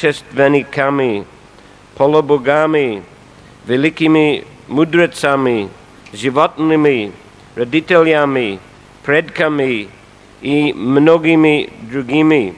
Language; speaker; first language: Russian; non-native, fluent; English